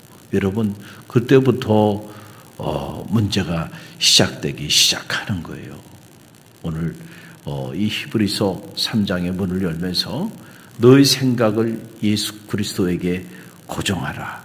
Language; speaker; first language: Korean; native; Korean